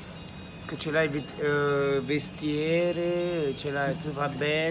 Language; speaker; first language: Italian; non-native, learner; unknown